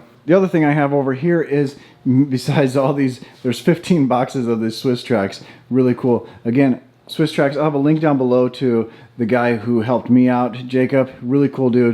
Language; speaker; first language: English; native; English